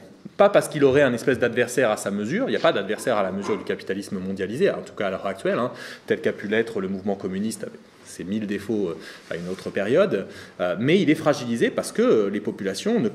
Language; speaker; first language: French; native; French